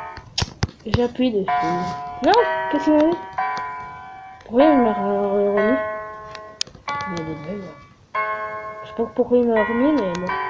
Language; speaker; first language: French; native; French